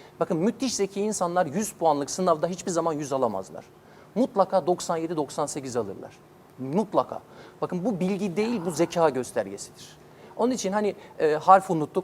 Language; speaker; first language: Turkish; native; Turkish